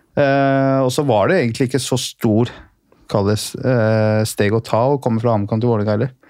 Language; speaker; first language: Norwegian; early bilingual, other home language; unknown